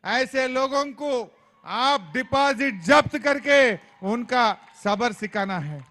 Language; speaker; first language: Hindi; non-native, local second language; Telugu